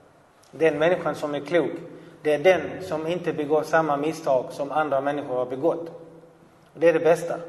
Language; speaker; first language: Swedish; non-native, fluent; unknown